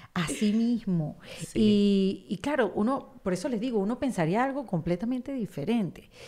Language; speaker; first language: Spanish; native; Spanish